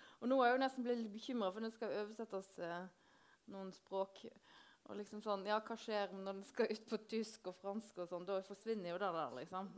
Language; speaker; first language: Norwegian; native; Norwegian